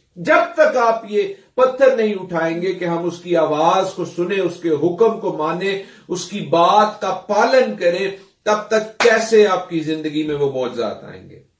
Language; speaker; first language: Urdu; non-native, local second language; Punjabi